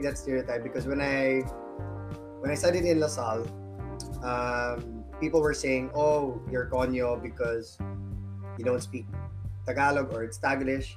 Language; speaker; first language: English; non-native, local second language; Filipino